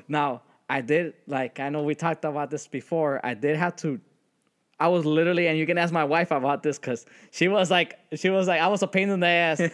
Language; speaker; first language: English; early bilingual, other home language; Spanish